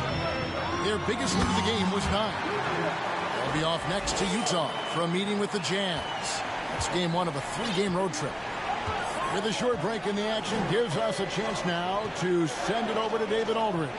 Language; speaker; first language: English; native; English